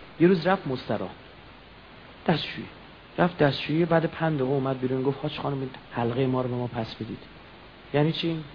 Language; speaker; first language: Persian; native; Persian